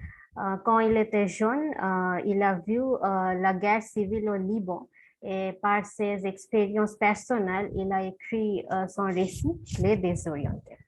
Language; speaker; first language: French; non-native, fluent; Bangla